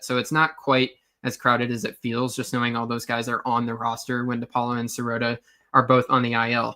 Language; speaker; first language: English; native; English